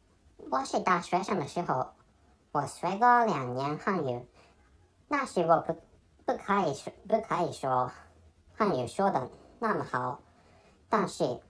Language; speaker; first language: Chinese; non-native, learner; Japanese